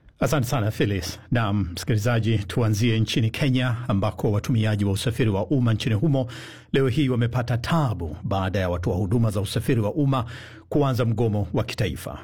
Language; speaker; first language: Swahili; native; Swahili